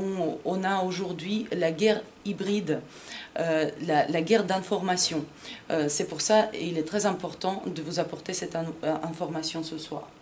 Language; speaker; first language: French; non-native, fluent; Ukrainian